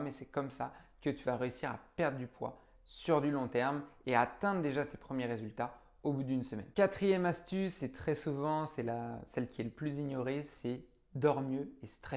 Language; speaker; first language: French; native; French